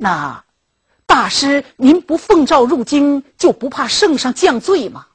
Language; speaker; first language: Chinese; native; Chinese